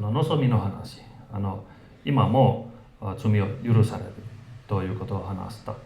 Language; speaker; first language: Japanese; non-native, fluent; Finnish